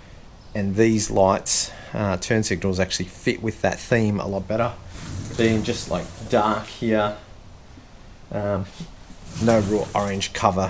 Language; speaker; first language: English; native; English